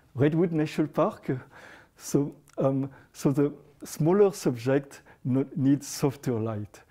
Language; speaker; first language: English; non-native, fluent; French